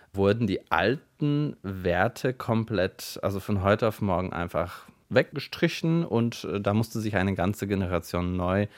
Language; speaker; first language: German; non-native, fluent; Bulgarian